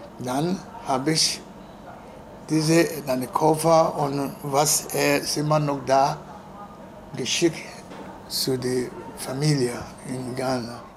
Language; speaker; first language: German; non-native, learner; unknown